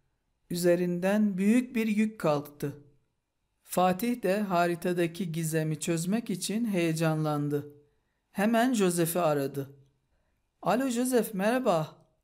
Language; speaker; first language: Turkish; non-native, fluent; Persian